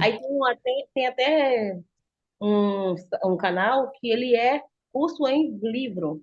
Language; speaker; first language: Portuguese; native; Portuguese